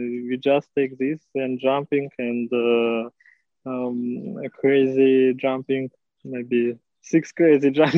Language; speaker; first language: English; non-native, learner; Russian